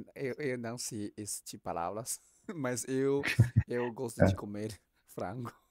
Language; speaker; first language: Portuguese; non-native, learner; Chinese